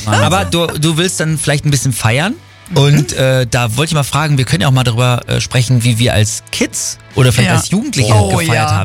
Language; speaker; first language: German; native; German